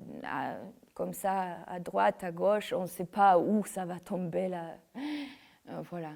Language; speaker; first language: French; non-native, fluent; Ukrainian